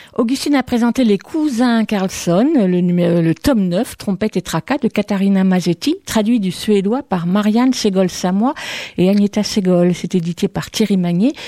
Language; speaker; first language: French; native; French